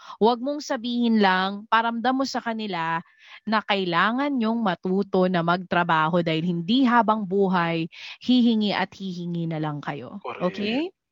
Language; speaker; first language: Filipino; native; Filipino